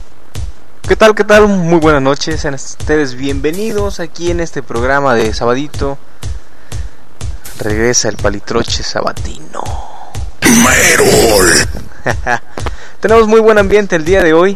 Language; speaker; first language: Spanish; native; Spanish